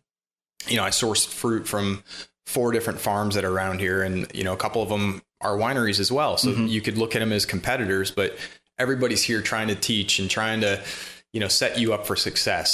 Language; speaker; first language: English; native; English